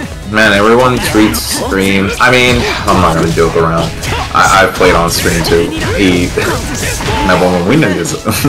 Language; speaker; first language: English; non-native, local second language; Spanish